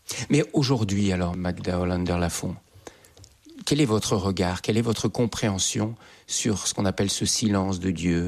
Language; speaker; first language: French; native; French